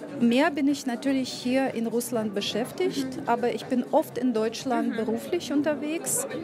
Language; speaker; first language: German; non-native, fluent; Russian